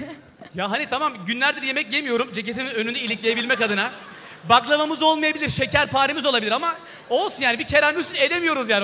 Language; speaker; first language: Turkish; native; Turkish